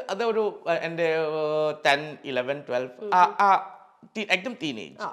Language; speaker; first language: Malayalam; non-native, learner; Assamese